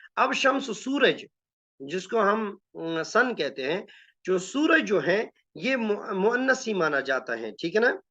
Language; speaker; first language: Urdu; non-native, local second language; Kashmiri